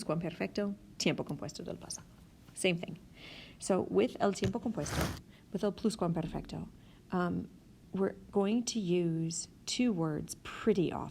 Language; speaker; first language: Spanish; non-native, fluent; English